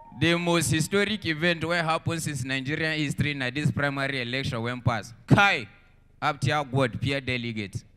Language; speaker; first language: Nigerian Pidgin; non-native, local second language; Hausa